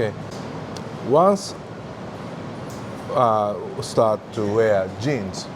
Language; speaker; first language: English; non-native, learner; Japanese